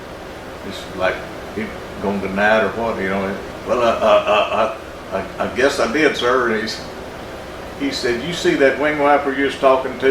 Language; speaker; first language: English; native; English